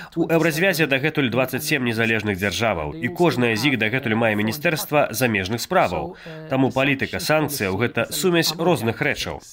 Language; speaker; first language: Belarusian; native; Belarusian